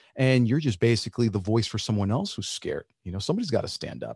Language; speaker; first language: English; early bilingual, other home language; Spanish